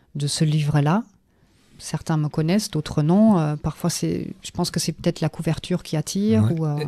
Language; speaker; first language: French; non-native, fluent; German